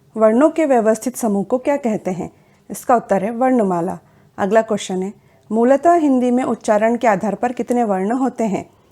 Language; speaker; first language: Hindi; native; Hindi